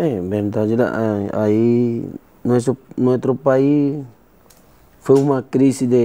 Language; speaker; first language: Portuguese; non-native, learner; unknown